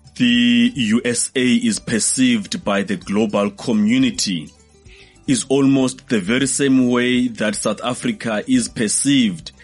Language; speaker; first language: English; non-native, local second language; Xhosa